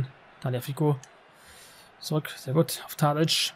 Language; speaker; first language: German; native; German